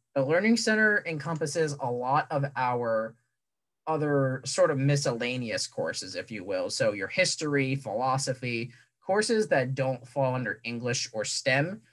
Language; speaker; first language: English; native; English